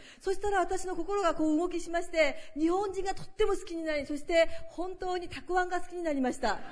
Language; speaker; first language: Japanese; non-native, fluent; Korean